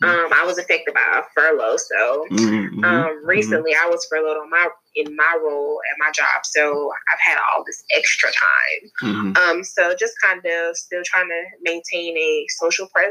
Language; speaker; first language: English; native; English